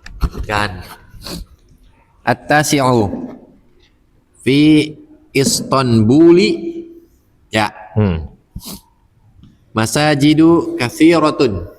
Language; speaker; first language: Arabic; non-native, learner; Indonesian